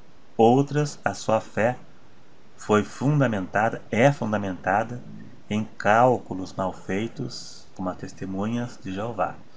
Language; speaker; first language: Portuguese; native; Portuguese